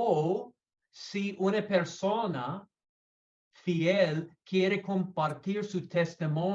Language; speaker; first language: Spanish; non-native, learner; English